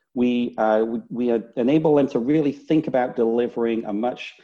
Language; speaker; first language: English; native; English